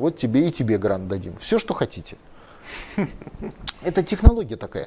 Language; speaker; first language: Russian; native; Russian